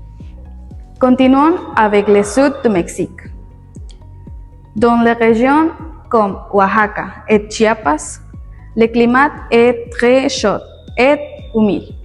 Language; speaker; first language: French; non-native, learner; Spanish